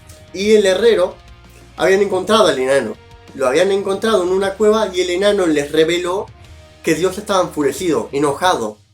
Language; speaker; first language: Spanish; native; Spanish